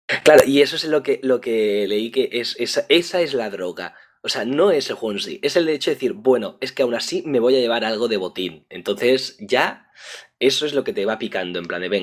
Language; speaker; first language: Spanish; native; Spanish